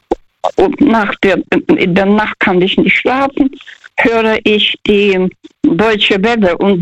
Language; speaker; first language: German; non-native, fluent; Russian